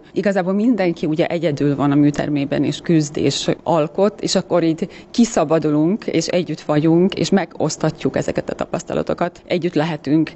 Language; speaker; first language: Hungarian; non-native, fluent; Finnish